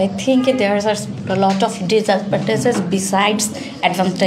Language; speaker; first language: English; non-native, learner; Bangla